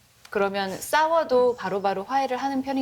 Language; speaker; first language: Korean; native; Korean